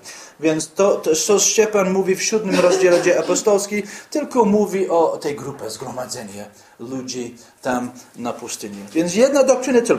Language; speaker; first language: Polish; non-native, fluent; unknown